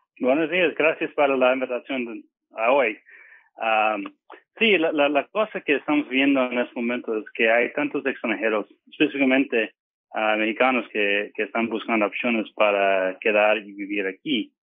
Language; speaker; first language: Spanish; non-native, fluent; English